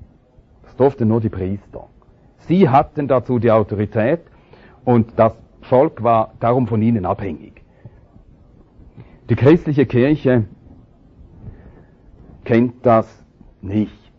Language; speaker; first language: German; native; German